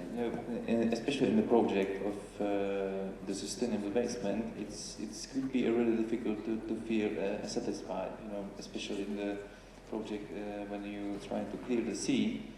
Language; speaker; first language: English; non-native, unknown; Czech